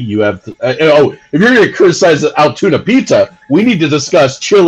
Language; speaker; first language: English; native; English